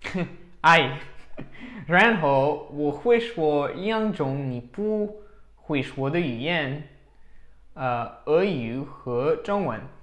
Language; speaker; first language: Chinese; non-native, fluent; English